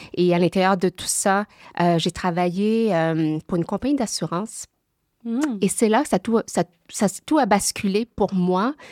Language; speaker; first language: French; early bilingual, other home language; Vietnamese